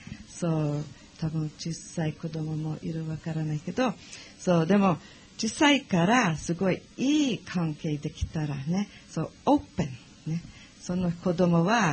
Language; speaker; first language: Japanese; non-native, learner; English